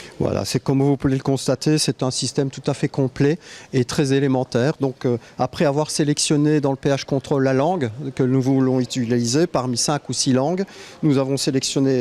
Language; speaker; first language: French; native; French